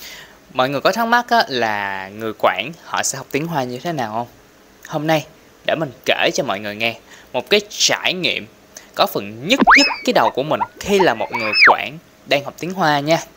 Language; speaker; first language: Vietnamese; non-native, local second language; Cantonese